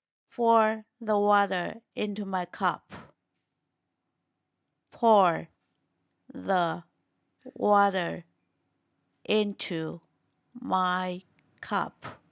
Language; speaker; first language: English; non-native, fluent; Chinese